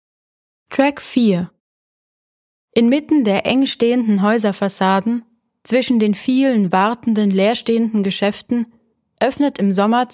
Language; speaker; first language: German; native; German